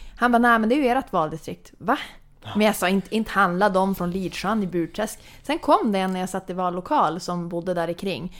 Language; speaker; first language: Swedish; native; Swedish